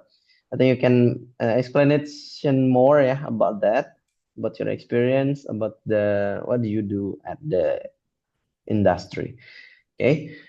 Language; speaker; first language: English; non-native, fluent; Indonesian